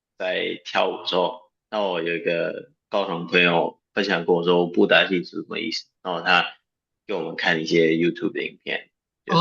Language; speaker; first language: Chinese; non-native, fluent; English